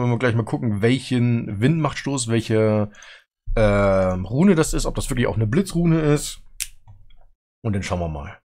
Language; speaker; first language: German; native; German